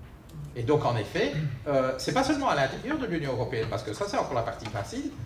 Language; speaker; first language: French; native; French